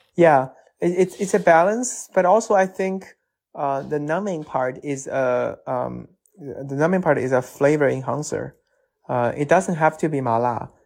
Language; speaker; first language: English; non-native, fluent; Chinese